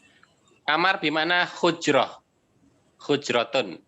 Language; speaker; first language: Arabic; non-native, fluent; Indonesian